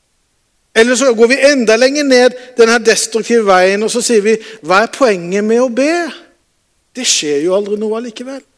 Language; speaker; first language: Norwegian; native; Norwegian